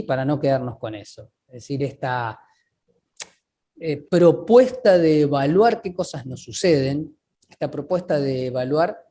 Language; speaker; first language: Spanish; native; Spanish